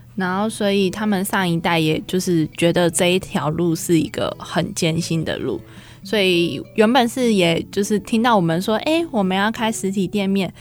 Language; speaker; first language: Chinese; native; Chinese